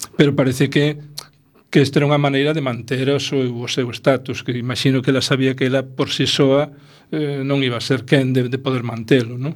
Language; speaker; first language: Galician; non-native, local second language; Spanish